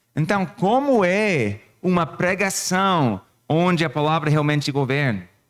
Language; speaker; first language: Portuguese; non-native, fluent; English